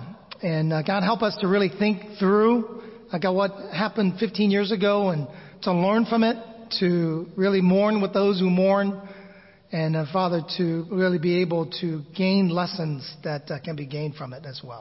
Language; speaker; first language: English; native; English